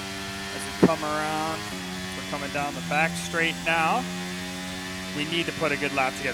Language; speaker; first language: English; native; English